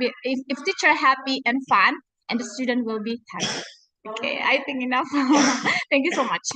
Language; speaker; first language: English; non-native, learner; Indonesian